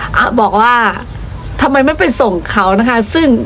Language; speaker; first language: Thai; non-native, fluent; Burmese